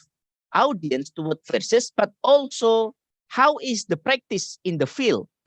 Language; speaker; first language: English; non-native, learner; Indonesian